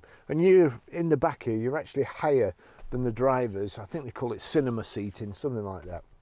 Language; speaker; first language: English; native; English